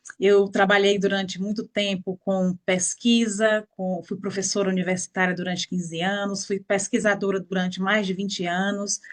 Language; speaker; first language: Portuguese; native; Portuguese